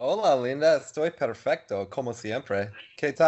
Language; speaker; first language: Spanish; non-native, learner; English